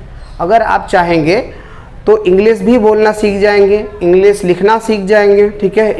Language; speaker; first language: Hindi; native; Hindi